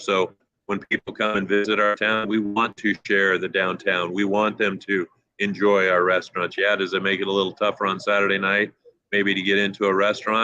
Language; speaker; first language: English; native; English